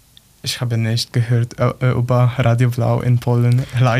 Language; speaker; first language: German; non-native, learner; Polish